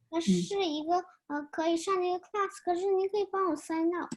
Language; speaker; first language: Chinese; early bilingual, heritage; Chinese